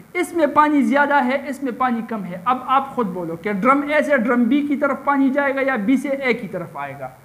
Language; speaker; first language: Urdu; non-native, local second language; Pashto